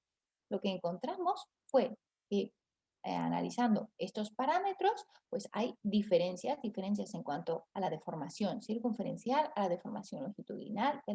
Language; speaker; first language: Spanish; native; Spanish